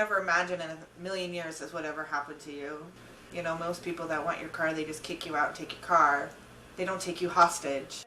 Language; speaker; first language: English; native; English